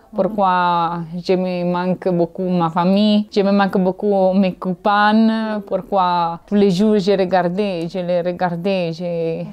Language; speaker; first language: French; non-native, learner; Italian